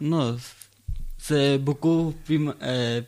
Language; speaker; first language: French; non-native, learner; Punjabi